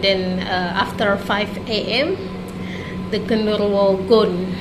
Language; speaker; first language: English; non-native, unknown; Indonesian